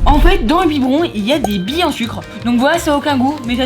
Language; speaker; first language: French; native; French